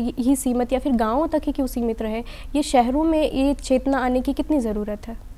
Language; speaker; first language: Hindi; native; Hindi